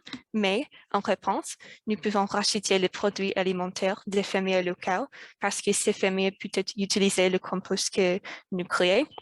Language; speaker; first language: French; non-native, learner; English